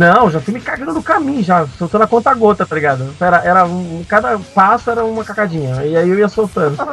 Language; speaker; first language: Portuguese; native; Portuguese